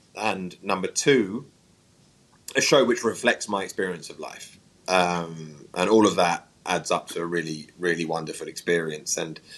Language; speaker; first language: English; native; English